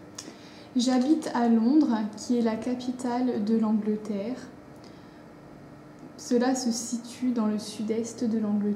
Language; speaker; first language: French; non-native, learner; English